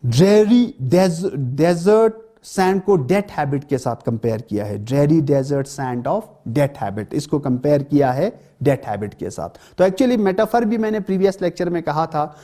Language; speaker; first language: Hindi; non-native, local second language; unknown